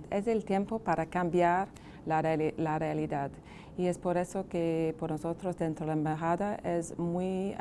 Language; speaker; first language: Spanish; non-native, fluent; English